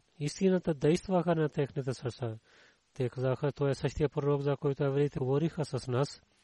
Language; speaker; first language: Bulgarian; non-native, learner; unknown